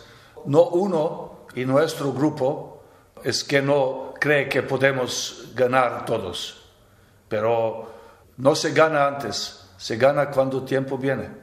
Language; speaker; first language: Spanish; non-native, fluent; Serbian